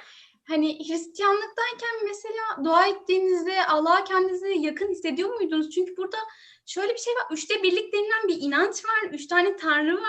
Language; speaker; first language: Turkish; native; Turkish